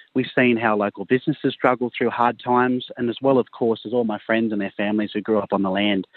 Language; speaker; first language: English; native; English